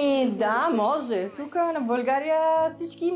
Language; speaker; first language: Bulgarian; non-native, learner; Italian